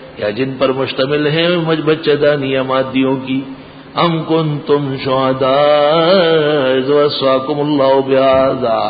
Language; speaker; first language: Urdu; non-native, local second language; Pashto